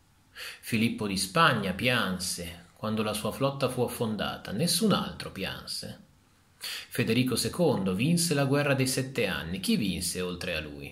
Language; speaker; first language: Italian; native; Italian